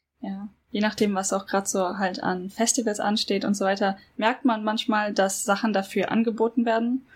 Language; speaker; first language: German; native; German